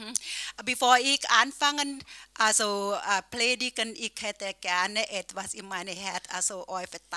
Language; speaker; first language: German; non-native, learner; Thai